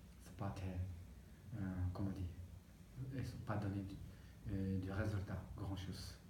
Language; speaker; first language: French; non-native, learner; Tibetan